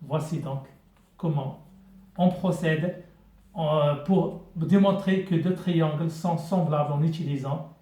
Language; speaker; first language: French; non-native, local second language; Arabic